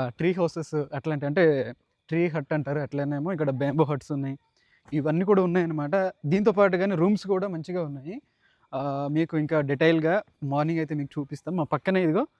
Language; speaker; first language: Telugu; non-native, local second language; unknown